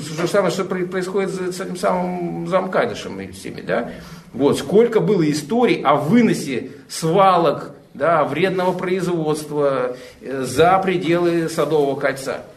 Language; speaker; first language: Russian; native; Russian